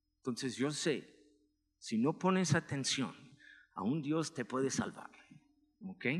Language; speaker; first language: Spanish; non-native, fluent; English